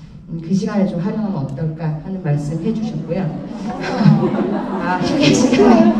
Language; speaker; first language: Korean; native; Korean